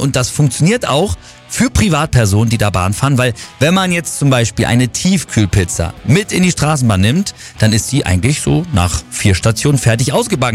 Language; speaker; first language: German; native; German